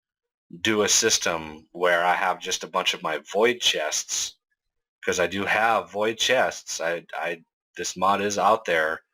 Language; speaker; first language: English; native; English